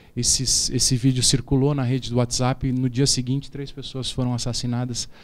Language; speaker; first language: Portuguese; native; Portuguese